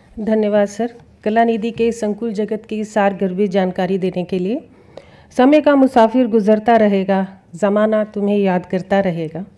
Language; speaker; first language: Hindi; native; Hindi